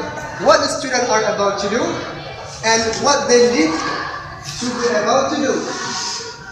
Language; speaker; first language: English; non-native, learner; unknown